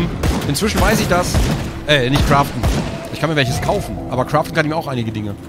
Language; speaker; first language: German; native; German